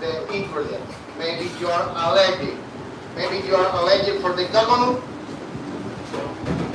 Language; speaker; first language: English; non-native, learner; Spanish